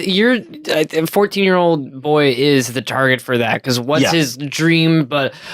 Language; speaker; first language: English; native; English